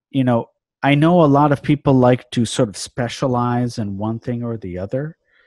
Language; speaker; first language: English; native; English